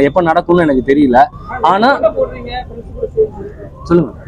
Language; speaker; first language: Tamil; native; Tamil